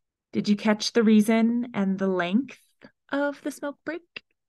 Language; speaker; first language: English; early bilingual, other home language; Spanish